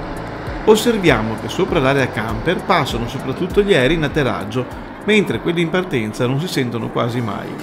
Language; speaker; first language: Italian; native; Italian